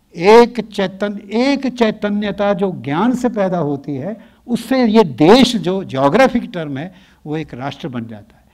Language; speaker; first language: Hindi; native; Hindi